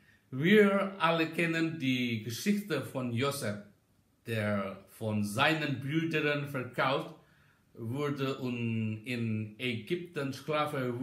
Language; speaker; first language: German; non-native, learner; Indonesian